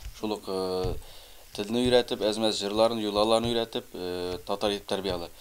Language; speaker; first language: Tatar; early bilingual, heritage; Tatar